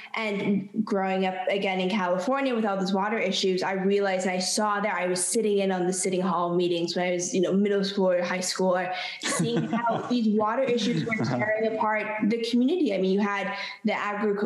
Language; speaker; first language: English; native; English